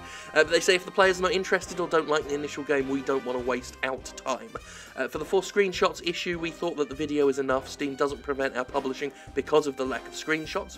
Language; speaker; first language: English; native; English